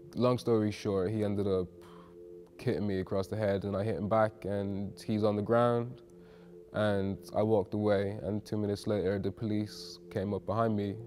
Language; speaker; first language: English; native; English